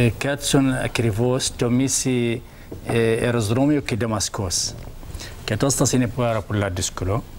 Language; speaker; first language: Greek; non-native, learner; Arabic